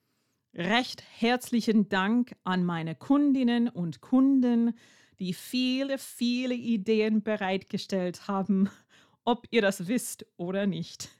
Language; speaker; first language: German; non-native, fluent; English